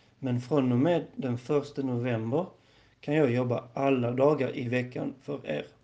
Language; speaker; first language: Swedish; non-native, learner; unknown